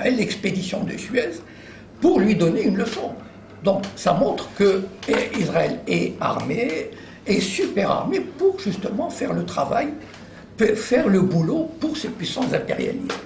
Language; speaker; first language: French; native; French